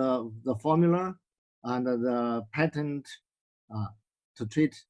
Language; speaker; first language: English; non-native, learner; Chinese